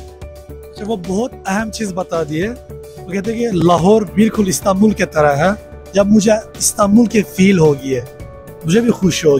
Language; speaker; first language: Hindi; non-native, learner; Turkish